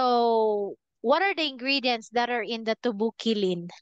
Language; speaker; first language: English; non-native, fluent; Filipino